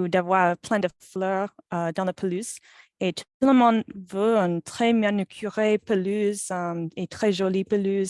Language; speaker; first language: French; non-native, fluent; English